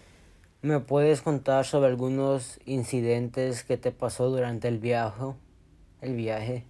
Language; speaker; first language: Spanish; early bilingual, heritage; Spanish